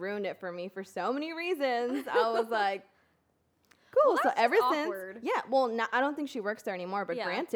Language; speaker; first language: English; early bilingual, other home language; Spanish